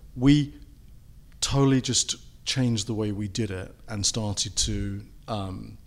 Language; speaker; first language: English; native; English